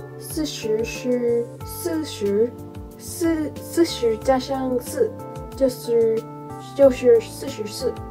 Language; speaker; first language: Chinese; non-native, learner; Korean